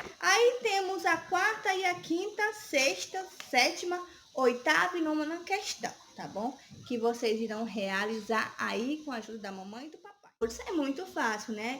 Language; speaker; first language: Portuguese; native; Portuguese